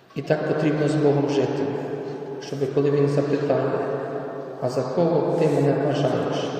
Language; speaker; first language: Ukrainian; non-native, fluent; Polish